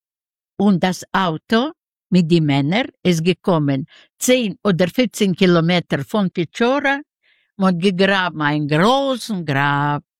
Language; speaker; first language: German; non-native, learner; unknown